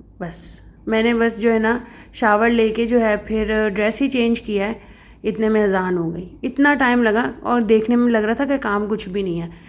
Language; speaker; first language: Urdu; non-native, local second language; Punjabi